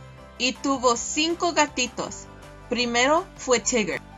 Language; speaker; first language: Spanish; non-native, learner; English